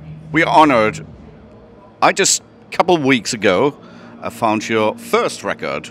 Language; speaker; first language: English; non-native, fluent; Finnish